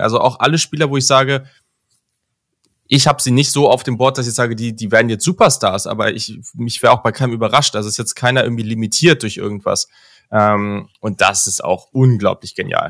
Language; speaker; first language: German; native; German